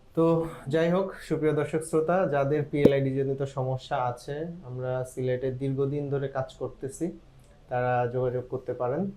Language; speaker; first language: Bangla; native; Bangla